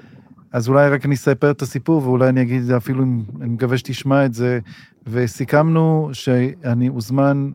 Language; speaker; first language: Hebrew; native; Hebrew